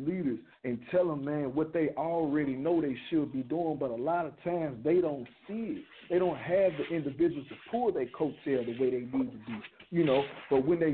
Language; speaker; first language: English; native; English